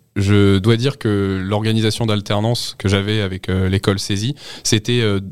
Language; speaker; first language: French; native; French